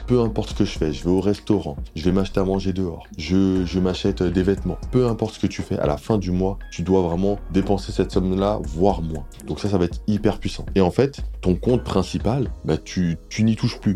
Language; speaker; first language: French; native; French